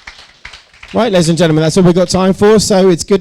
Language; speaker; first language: English; native; English